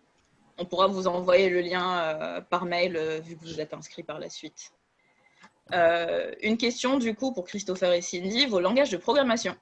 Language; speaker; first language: French; native; French